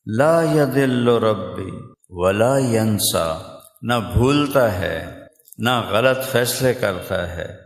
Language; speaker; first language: Urdu; non-native, local second language; Punjabi